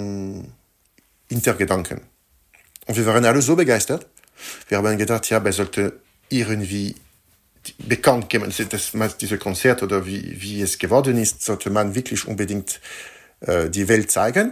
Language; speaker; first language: German; non-native, fluent; French